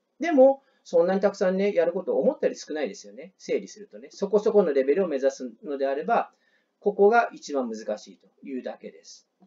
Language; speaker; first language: Japanese; native; Japanese